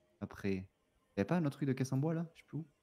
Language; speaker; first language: French; native; French